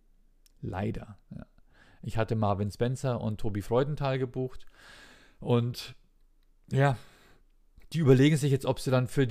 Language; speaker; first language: German; native; German